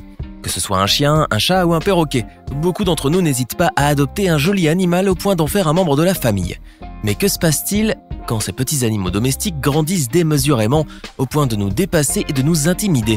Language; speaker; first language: French; native; French